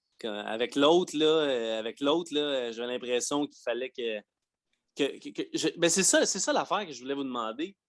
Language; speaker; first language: French; native; French